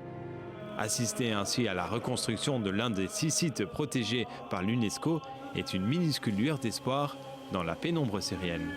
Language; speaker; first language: French; native; French